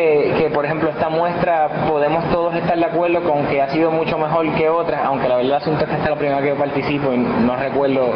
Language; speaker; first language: Spanish; native; Spanish